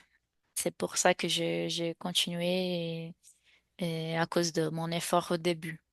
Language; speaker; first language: French; non-native, fluent; Portuguese